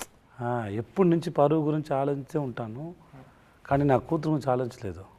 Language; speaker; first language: Telugu; non-native, learner; Tamil